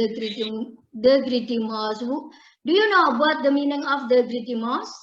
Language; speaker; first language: English; non-native, learner; Indonesian